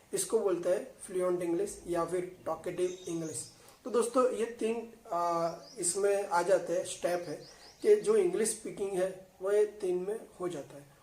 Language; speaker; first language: Hindi; non-native, local second language; Gujarati